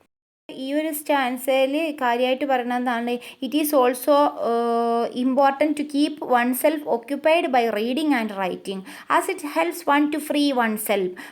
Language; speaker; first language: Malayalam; native; Malayalam